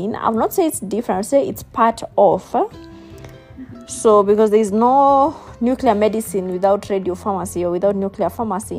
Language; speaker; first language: English; non-native, local second language; Kikuyu